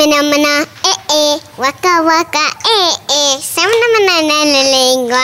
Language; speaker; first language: Italian; early bilingual, other home language; Spanish